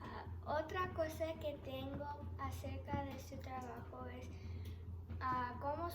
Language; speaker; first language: Spanish; non-native, learner; English